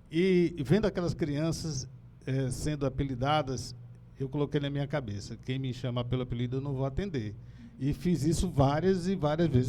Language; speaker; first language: Portuguese; native; Portuguese